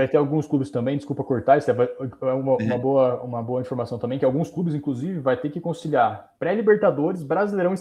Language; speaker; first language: Portuguese; native; Portuguese